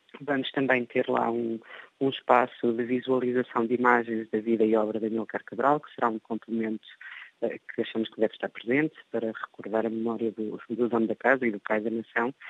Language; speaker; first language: Portuguese; native; Portuguese